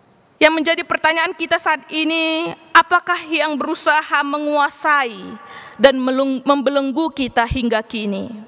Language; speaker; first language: Indonesian; native; Indonesian